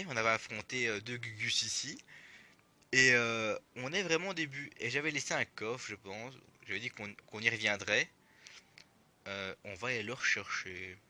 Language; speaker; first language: French; native; French